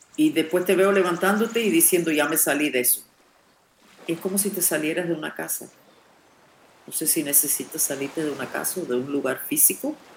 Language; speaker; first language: Spanish; non-native, fluent; English